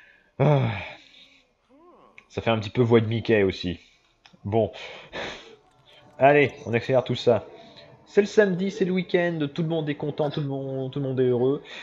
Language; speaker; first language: French; native; French